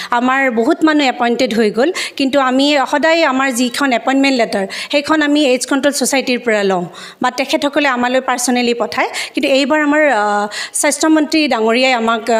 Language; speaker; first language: Assamese; native; Assamese